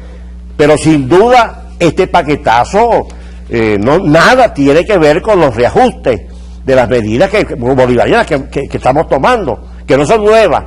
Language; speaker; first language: Spanish; native; Spanish